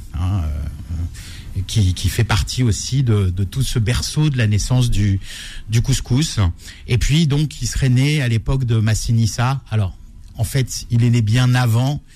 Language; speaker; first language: French; native; French